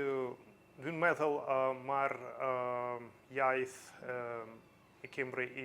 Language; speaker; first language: Welsh; non-native, learner; Russian